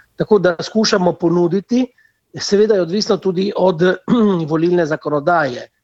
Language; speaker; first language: Slovenian; native; Slovenian